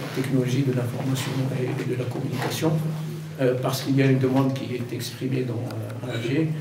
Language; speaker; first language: French; non-native, local second language; Arabic